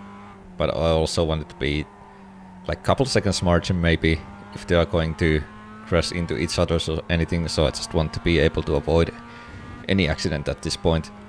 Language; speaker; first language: English; non-native, fluent; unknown